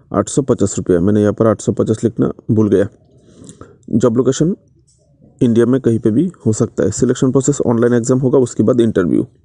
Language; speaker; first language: Hindi; native; Hindi